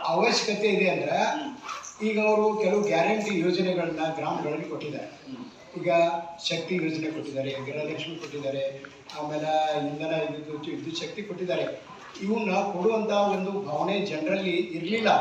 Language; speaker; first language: Kannada; native; Kannada